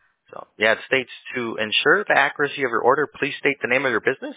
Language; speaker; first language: English; native; English